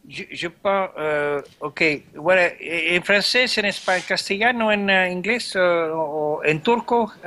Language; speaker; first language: Spanish; non-native, fluent; French